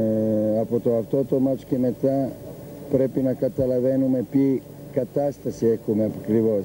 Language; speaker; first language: Greek; non-native, fluent; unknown